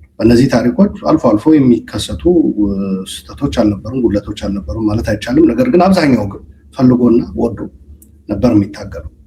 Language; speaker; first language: Amharic; non-native, local second language; Tigrinya